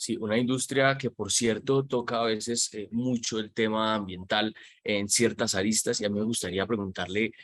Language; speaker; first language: Spanish; native; Spanish